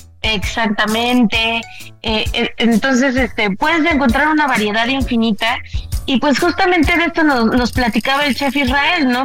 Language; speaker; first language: Spanish; native; Spanish